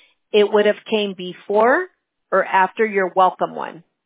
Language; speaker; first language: English; early bilingual, other home language; Spanish